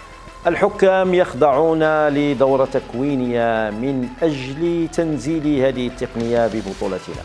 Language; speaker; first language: Arabic; native; Arabic